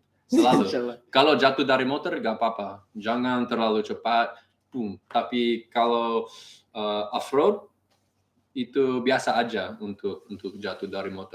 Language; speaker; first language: Indonesian; non-native, learner; English